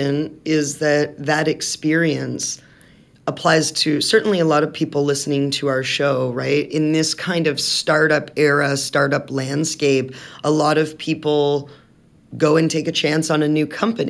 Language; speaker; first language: English; native; English